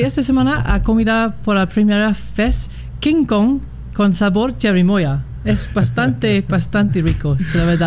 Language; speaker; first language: Spanish; non-native, fluent; English